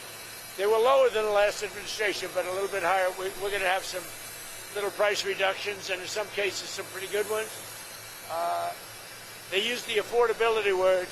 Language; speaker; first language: English; native; English